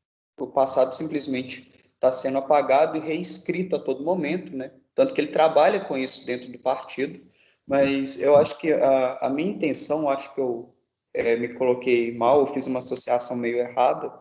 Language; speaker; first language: Portuguese; native; Portuguese